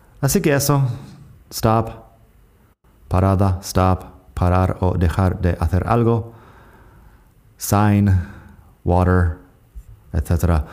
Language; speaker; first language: Spanish; non-native, fluent; English